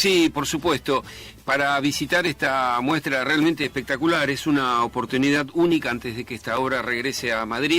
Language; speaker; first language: Spanish; native; Spanish